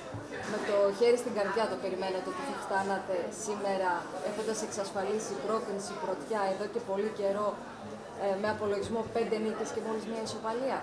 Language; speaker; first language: Greek; native; Greek